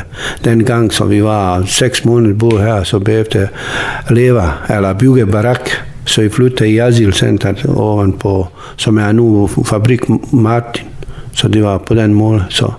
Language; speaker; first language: Danish; non-native, learner; Bosnian